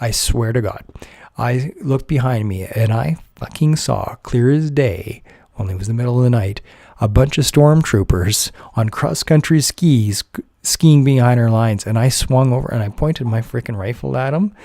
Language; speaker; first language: English; native; English